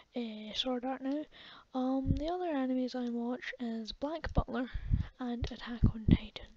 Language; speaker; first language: English; native; English